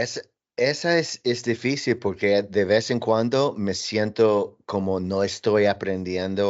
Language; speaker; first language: Spanish; non-native, learner; English